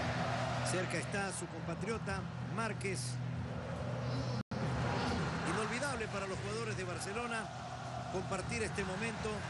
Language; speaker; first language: Spanish; native; Spanish